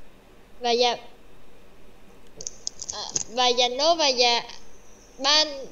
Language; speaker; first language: Russian; non-native, learner; Vietnamese